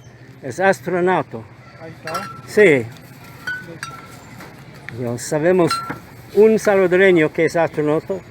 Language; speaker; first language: Spanish; non-native, learner; English